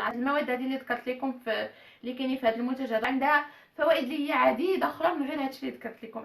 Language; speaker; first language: Arabic; native; Arabic